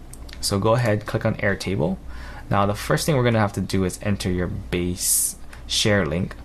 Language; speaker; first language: English; native; English